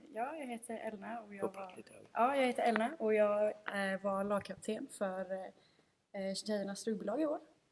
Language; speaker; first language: Swedish; native; Swedish